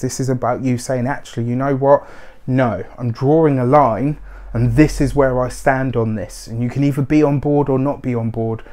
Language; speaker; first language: English; native; English